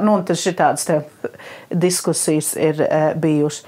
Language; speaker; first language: Latvian; early bilingual, heritage; Latvian